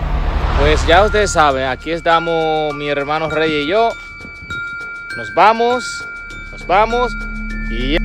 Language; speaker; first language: Spanish; native; Spanish